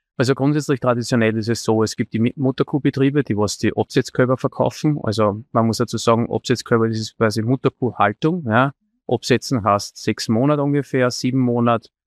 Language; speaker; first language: German; native; German